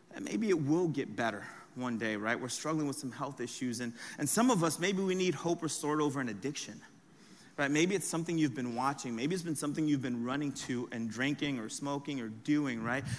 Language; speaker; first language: English; early bilingual, other home language; French